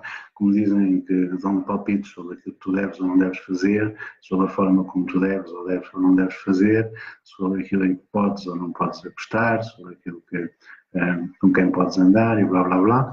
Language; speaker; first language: Portuguese; native; Portuguese